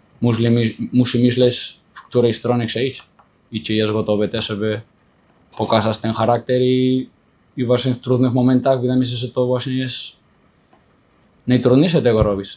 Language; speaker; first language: Polish; non-native, fluent; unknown